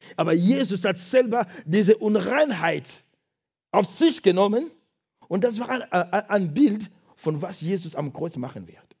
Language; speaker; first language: German; non-native, fluent; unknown